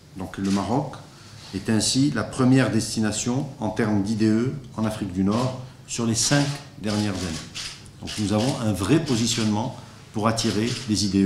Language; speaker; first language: French; non-native, local second language; Arabic